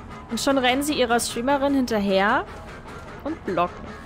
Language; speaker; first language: German; native; German